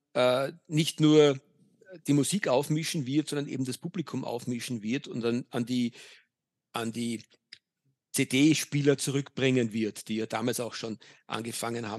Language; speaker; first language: German; native; German